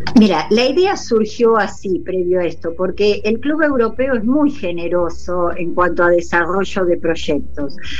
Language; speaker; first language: Spanish; non-native, local second language; German